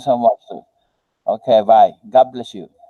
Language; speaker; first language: English; non-native, learner; Spanish